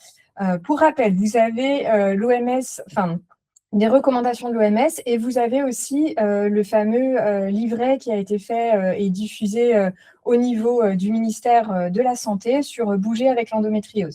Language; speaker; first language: French; native; French